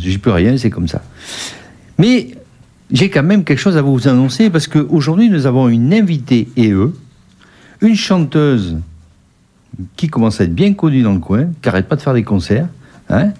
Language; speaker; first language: French; native; French